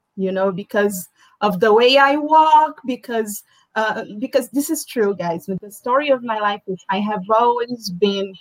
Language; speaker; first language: English; non-native, fluent; Portuguese